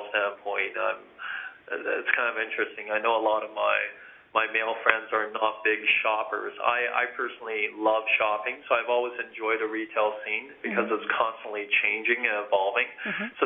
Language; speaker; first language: English; early bilingual, other home language; Chinese